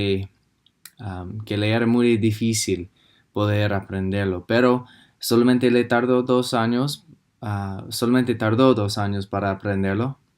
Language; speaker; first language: Spanish; non-native, fluent; English